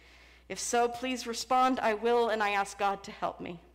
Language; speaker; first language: English; native; English